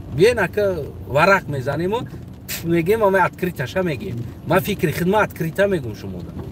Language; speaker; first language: Tajik; non-native, local second language; Uzbek